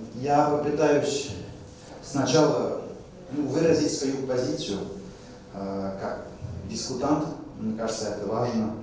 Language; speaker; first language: Russian; non-native, fluent; French